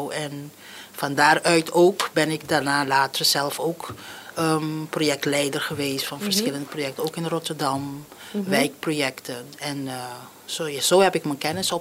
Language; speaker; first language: Dutch; non-native, local second language; Papiamento